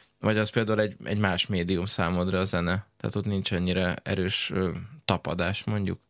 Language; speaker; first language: Hungarian; native; Hungarian